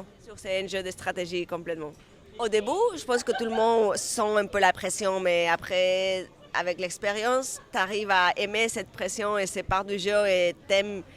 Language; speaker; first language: French; non-native, fluent; Spanish